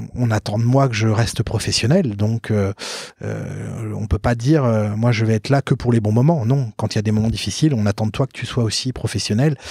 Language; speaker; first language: French; native; French